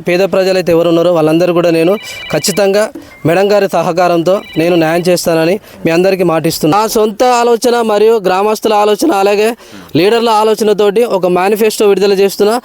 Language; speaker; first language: Telugu; native; Telugu